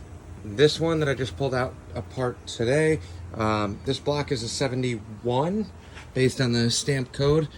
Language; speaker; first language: English; native; English